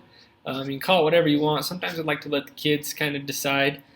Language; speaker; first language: English; native; English